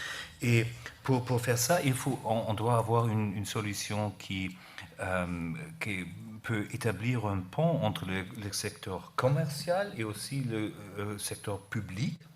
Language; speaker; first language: French; non-native, learner; German